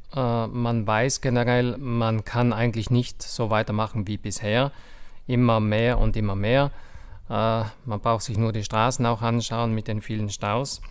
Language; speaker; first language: German; native; German